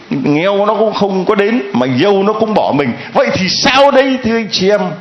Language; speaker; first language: Vietnamese; native; Vietnamese